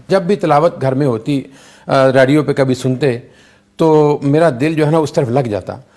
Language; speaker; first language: Urdu; non-native, local second language; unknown